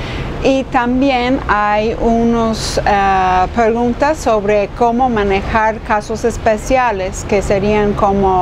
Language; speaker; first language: Spanish; non-native, fluent; English